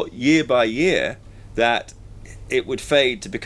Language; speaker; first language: English; native; English